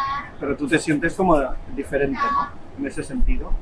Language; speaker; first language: Spanish; native; Spanish